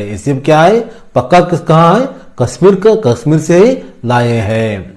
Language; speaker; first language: Hindi; non-native, local second language; Kannada